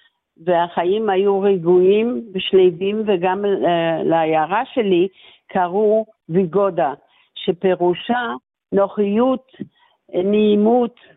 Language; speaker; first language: Hebrew; non-native, fluent; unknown